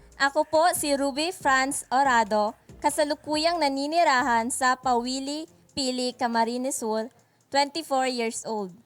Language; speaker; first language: Filipino; non-native, local second language; Bikol